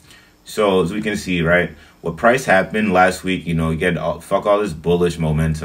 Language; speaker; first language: English; native; English